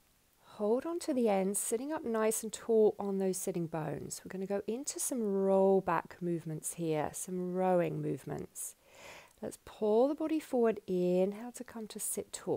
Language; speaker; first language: English; native; English